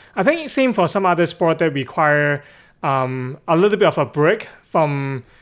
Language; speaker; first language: English; non-native, local second language; Cantonese